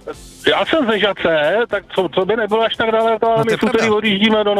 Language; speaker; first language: Czech; native; Czech